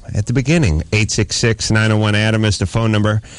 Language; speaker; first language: English; native; English